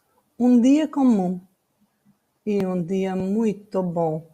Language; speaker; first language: Portuguese; non-native, learner; English